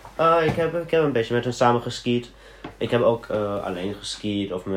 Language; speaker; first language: Dutch; early bilingual, heritage; Dutch